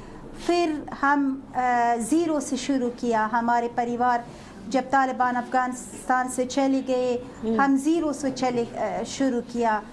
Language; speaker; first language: Hindi; non-native, fluent; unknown